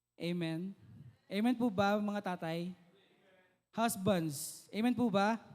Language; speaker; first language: Filipino; native; Filipino